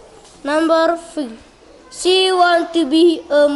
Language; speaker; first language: English; non-native, learner; Indonesian